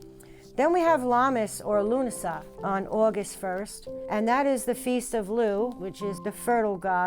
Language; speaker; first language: English; native; English